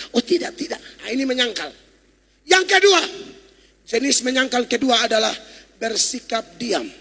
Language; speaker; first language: Indonesian; native; Indonesian